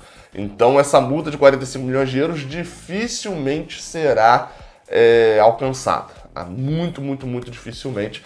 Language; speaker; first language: Portuguese; native; Portuguese